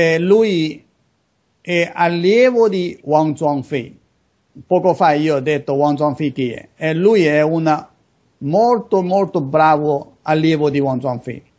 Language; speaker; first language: Italian; non-native, learner; Chinese